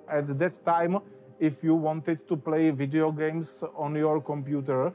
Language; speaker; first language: English; non-native, fluent; Czech